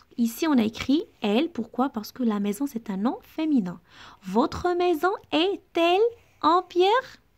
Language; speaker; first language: French; non-native, local second language; Arabic